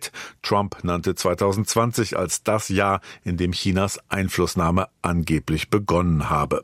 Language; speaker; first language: German; native; German